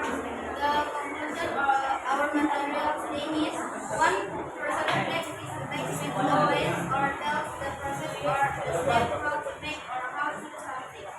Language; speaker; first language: English; non-native, learner; Indonesian